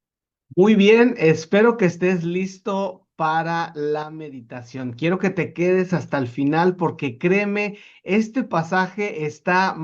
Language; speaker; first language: Spanish; native; Spanish